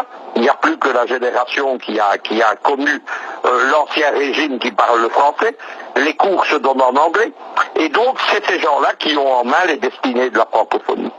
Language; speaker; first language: French; native; French